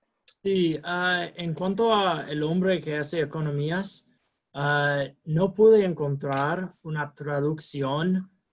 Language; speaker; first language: Spanish; non-native, learner; English